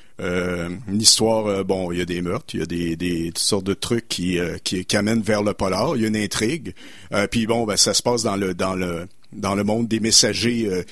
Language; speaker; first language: French; native; French